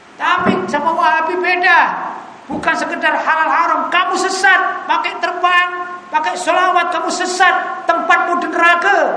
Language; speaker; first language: Indonesian; native; Indonesian